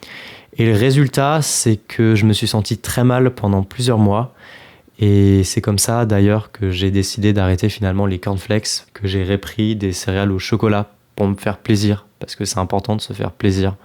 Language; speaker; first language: French; native; French